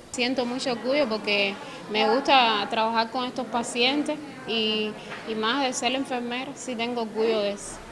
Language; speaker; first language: Spanish; native; Spanish